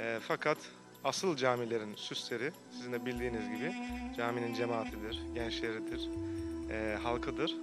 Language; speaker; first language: Turkish; early bilingual, heritage; Turkish